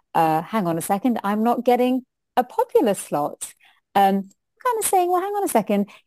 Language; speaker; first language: English; non-native, local second language; Hindi